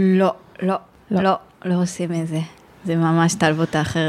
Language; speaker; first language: Hebrew; non-native, learner; Japanese